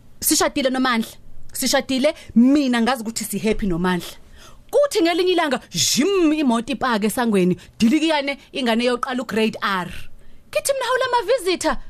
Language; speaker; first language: Zulu; native; Zulu